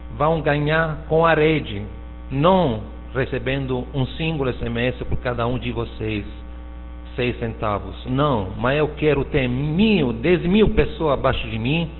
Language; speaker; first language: Portuguese; non-native, fluent; Italian